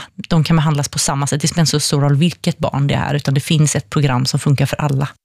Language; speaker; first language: Swedish; native; Swedish